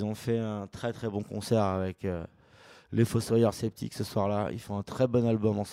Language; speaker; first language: French; native; French